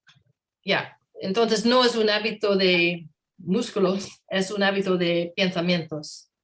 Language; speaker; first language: Spanish; non-native, learner; English